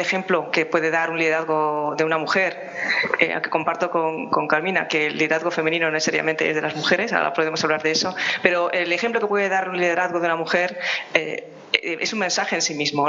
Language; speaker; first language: Spanish; native; Spanish